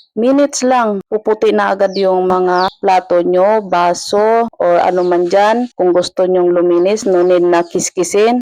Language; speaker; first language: Filipino; non-native, local second language; Cebuano